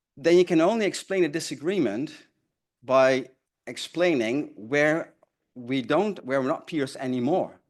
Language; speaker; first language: English; non-native, fluent; Dutch